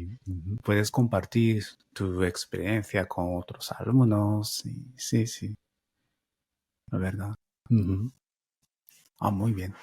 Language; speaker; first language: Spanish; non-native, fluent; Japanese